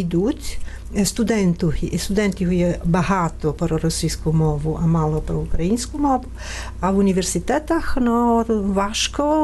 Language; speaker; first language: Ukrainian; non-native, fluent; Italian